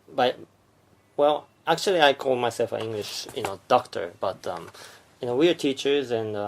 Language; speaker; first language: English; non-native, fluent; Japanese